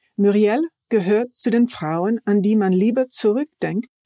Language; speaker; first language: German; non-native, fluent; English